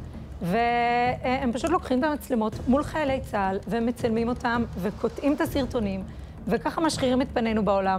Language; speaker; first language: Hebrew; native; Hebrew